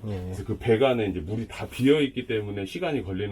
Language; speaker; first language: Korean; native; Korean